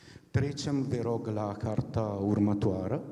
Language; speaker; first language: Romanian; non-native, fluent; Italian